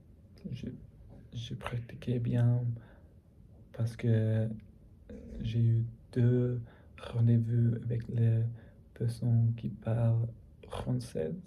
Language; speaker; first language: French; non-native, learner; English